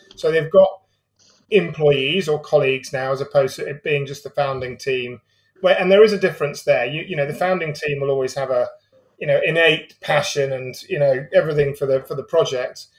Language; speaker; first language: English; native; English